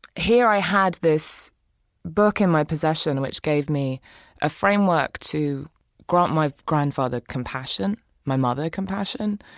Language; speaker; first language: English; native; English